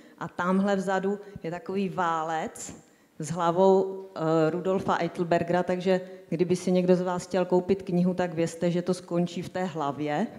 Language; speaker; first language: Czech; native; Czech